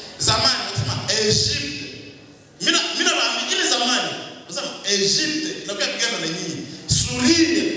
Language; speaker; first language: Swahili; non-native, local second language; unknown